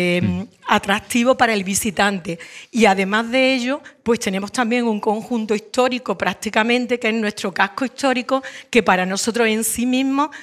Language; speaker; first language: Spanish; native; Spanish